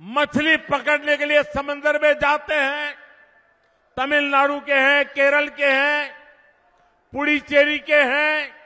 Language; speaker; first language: Hindi; non-native, local second language; Gujarati